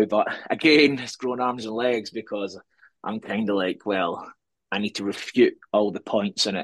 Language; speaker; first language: English; native; English